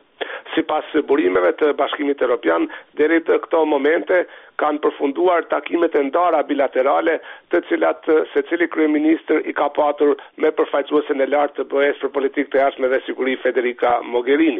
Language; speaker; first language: Albanian; native; Albanian